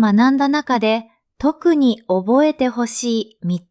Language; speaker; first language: Japanese; non-native, fluent; Vietnamese